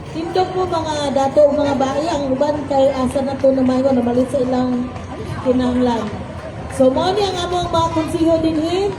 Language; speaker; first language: Cebuano; non-native, local second language; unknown